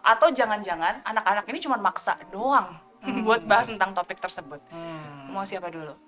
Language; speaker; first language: Indonesian; native; Indonesian